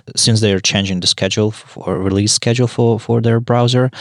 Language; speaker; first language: English; non-native, fluent; Russian